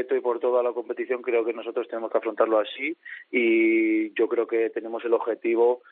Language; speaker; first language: Spanish; native; Spanish